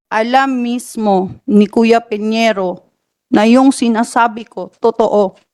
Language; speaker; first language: Filipino; non-native, local second language; Cebuano